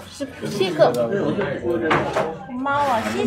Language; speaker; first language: Chinese; native; Chinese